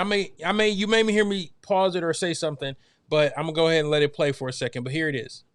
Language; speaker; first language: English; native; English